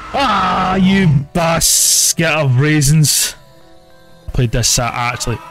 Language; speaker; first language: English; native; English